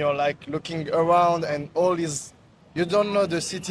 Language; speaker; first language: English; non-native, learner; French